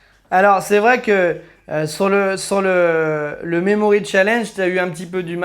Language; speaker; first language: French; native; French